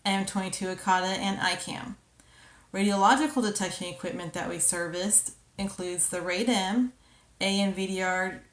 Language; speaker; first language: English; native; English